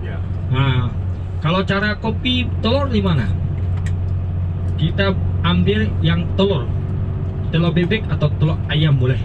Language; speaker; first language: Indonesian; non-native, learner; Vietnamese